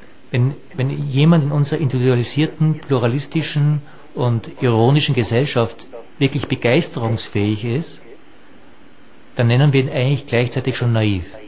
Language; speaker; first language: German; native; German